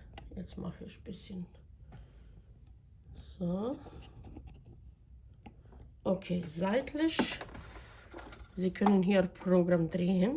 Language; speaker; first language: German; non-native, fluent; Croatian